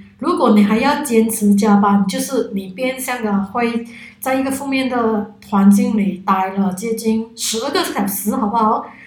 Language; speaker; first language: Chinese; non-native, local second language; Cantonese